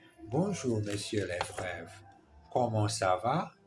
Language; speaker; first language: French; non-native, learner; Portuguese